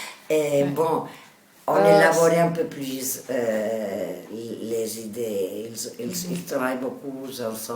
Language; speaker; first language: French; non-native, learner; Catalan